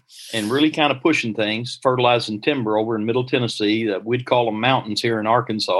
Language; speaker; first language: English; native; English